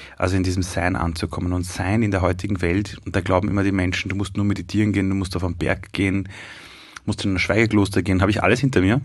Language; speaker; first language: German; early bilingual, other home language; Persian